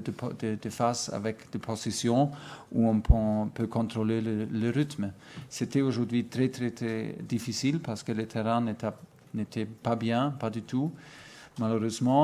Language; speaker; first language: French; non-native, fluent; German